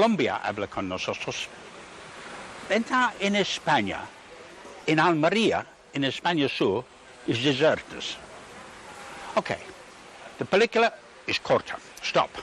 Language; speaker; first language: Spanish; non-native, learner; English